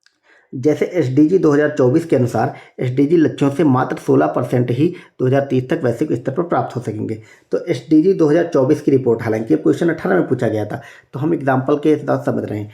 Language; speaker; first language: Hindi; native; Hindi